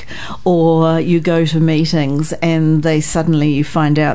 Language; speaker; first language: English; native; English